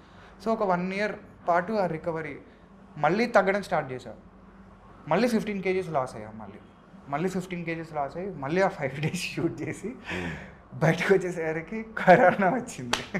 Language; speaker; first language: Telugu; native; Telugu